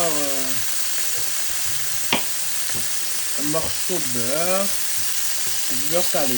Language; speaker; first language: French; non-native, local second language; Haitian Creole